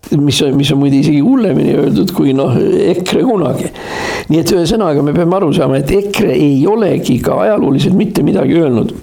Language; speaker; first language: Estonian; native; Estonian